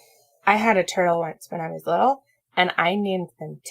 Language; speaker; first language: English; native; English